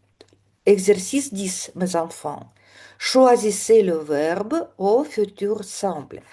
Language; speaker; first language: French; non-native, fluent; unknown